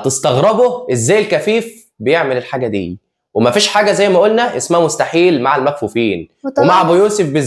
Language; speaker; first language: Arabic; native; Arabic